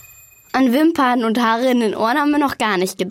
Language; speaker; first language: German; native; German